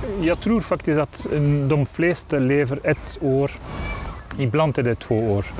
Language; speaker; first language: Swedish; non-native, learner; Dutch